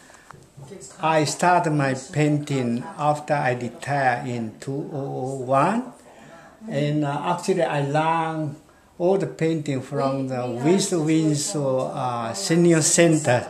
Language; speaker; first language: English; non-native, learner; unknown